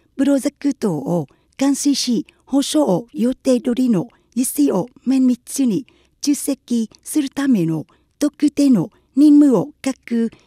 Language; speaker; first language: Japanese; non-native, fluent; Vietnamese